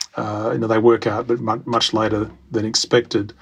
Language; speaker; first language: English; native; English